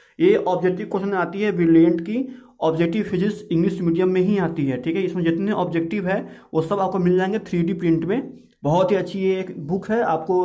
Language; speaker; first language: Hindi; native; Hindi